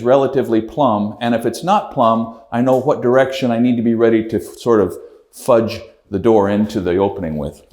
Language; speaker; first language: English; native; English